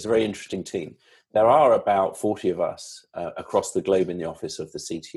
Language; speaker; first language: English; native; English